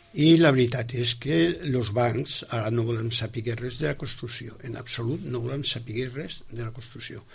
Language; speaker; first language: Catalan; non-native, local second language; Spanish